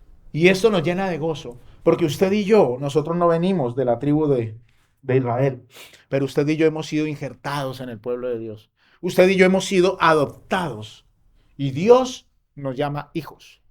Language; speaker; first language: Spanish; native; Spanish